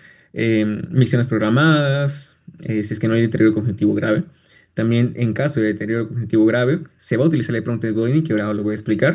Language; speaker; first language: Spanish; native; Spanish